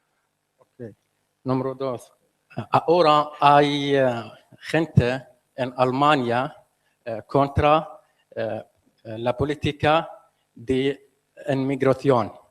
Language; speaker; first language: Spanish; non-native, learner; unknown